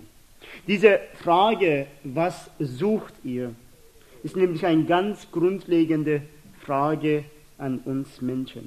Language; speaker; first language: German; non-native, fluent; Persian